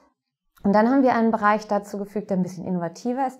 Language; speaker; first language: German; native; German